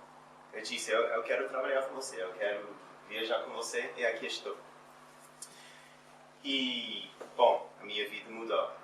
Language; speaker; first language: Portuguese; non-native, fluent; English